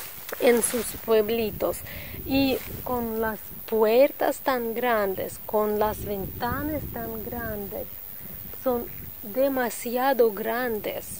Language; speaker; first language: Spanish; non-native, fluent; Russian